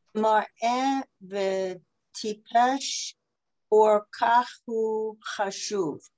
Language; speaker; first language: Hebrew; non-native, learner; English